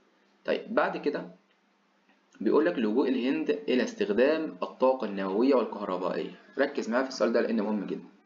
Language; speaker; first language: Arabic; native; Arabic